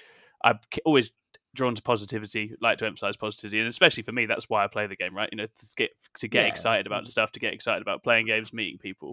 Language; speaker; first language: English; native; English